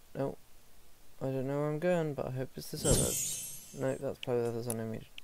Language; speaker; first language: English; native; English